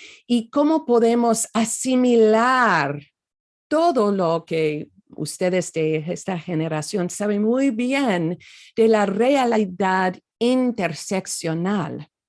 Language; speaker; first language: Spanish; non-native, fluent; English